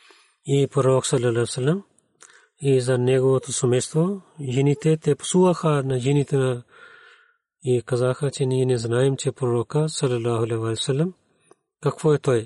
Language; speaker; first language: Bulgarian; non-native, learner; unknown